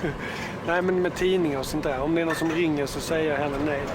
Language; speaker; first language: Swedish; native; Swedish